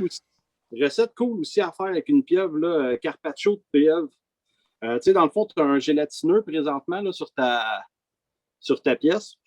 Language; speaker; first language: French; native; French